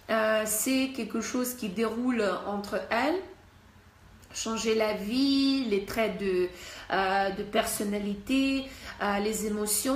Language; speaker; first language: French; non-native, fluent; Russian